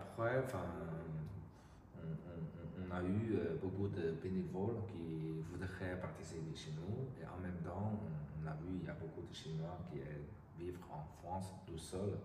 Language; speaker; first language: French; non-native, learner; Chinese